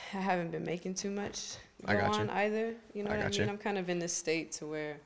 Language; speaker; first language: English; native; English